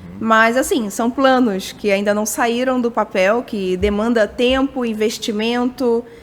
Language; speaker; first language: Portuguese; native; Portuguese